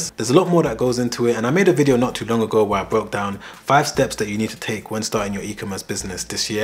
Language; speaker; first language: English; native; English